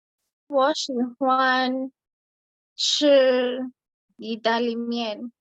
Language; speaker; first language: Chinese; non-native, learner; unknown